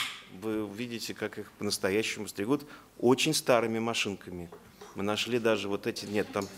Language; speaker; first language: Russian; native; Russian